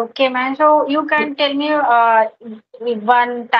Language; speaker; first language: English; non-native, learner; Hindi